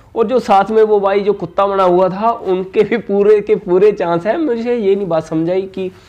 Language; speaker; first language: Hindi; native; Hindi